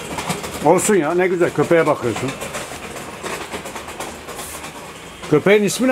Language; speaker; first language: Turkish; native; Turkish